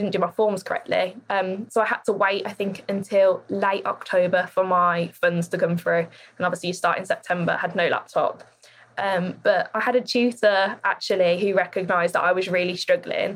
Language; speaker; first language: English; native; English